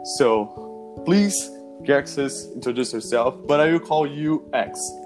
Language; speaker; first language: English; non-native, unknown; Portuguese